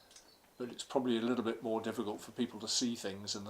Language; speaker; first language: English; native; English